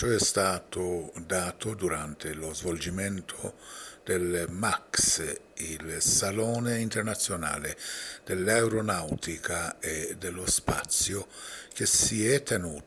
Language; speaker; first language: Italian; non-native, fluent; Persian